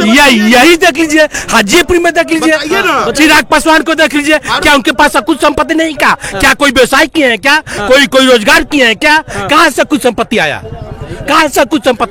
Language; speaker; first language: Hindi; native; Hindi